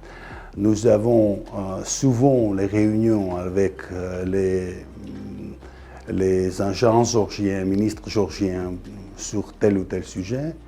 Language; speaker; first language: French; non-native, fluent; Georgian